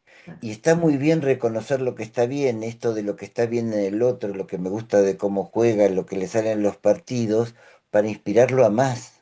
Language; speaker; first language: Spanish; native; Spanish